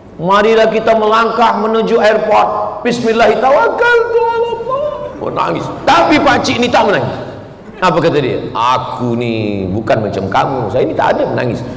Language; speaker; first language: Malay; native; Malay